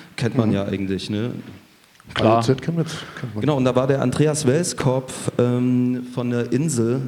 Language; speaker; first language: German; native; German